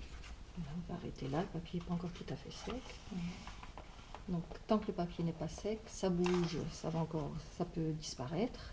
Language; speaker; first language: French; native; French